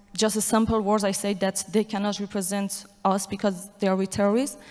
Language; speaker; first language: English; non-native, fluent; Persian